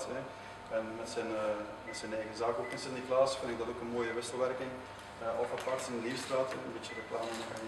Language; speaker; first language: Dutch; native; Dutch